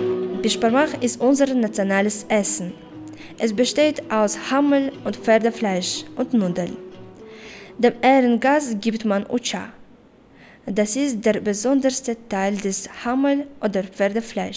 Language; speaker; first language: German; non-native, learner; Kyrgyz